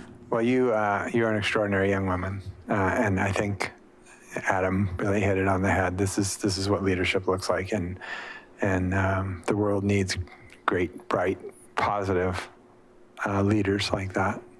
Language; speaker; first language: English; native; English